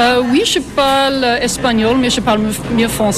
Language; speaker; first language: French; non-native, fluent; English